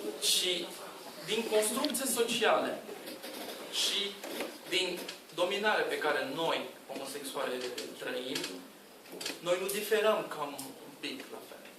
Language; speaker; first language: Romanian; non-native, learner; Portuguese